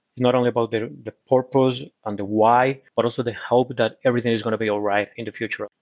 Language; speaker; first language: English; non-native, fluent; Spanish